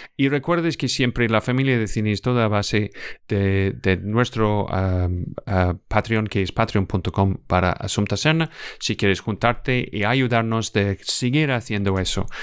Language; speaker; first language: Spanish; non-native, fluent; English